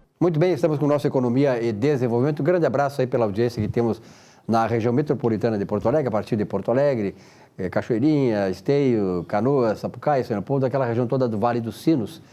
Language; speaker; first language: Portuguese; native; Portuguese